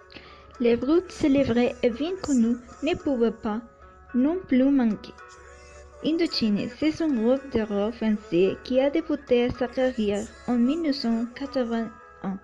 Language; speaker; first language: French; non-native, learner; Spanish